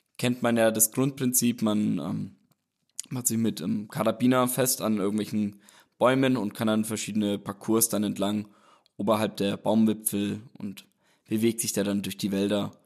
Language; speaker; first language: German; native; German